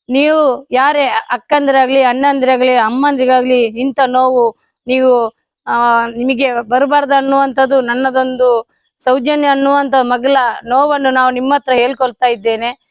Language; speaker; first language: Kannada; native; Kannada